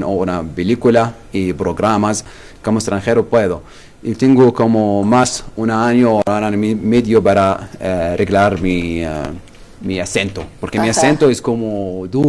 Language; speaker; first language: Spanish; non-native, learner; Arabic